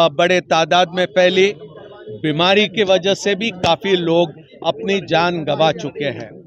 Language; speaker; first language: Hindi; non-native, local second language; Gujarati